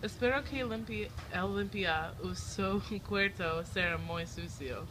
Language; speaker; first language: Spanish; non-native, learner; English